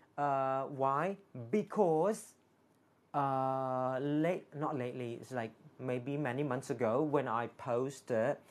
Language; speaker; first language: English; non-native, fluent; Thai